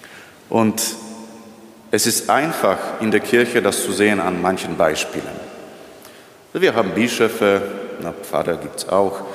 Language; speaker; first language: German; non-native, fluent; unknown